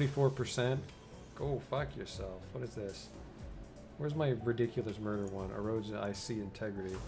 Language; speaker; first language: English; native; English